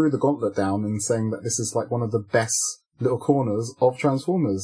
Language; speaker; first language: English; native; English